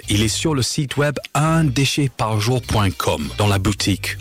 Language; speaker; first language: French; non-native, fluent; English